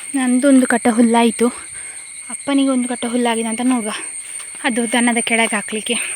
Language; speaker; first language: Kannada; non-native, local second language; Konkani